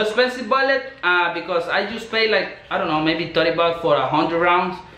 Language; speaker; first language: English; non-native, learner; Spanish